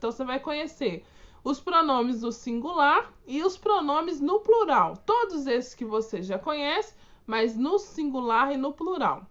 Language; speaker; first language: Portuguese; native; Portuguese